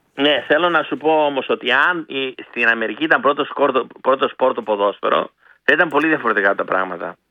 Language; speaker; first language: Greek; early bilingual, heritage; Greek